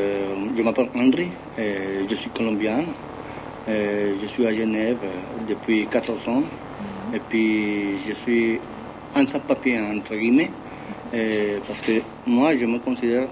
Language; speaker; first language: French; non-native, fluent; Spanish